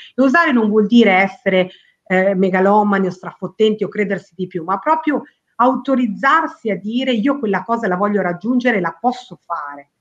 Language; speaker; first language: Italian; early bilingual, other home language; Spanish